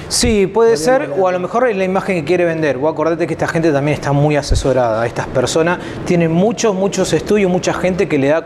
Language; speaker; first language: Spanish; native; Spanish